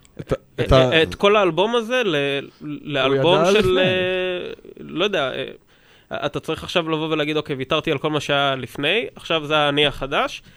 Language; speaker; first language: Hebrew; native; Hebrew